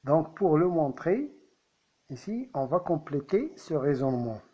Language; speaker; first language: French; non-native, local second language; Arabic